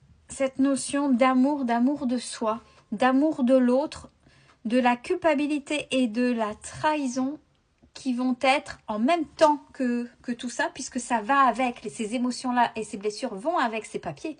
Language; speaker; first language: French; native; French